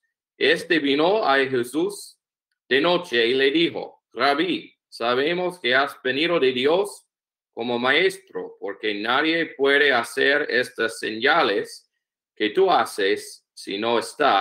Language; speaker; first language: Spanish; non-native, learner; English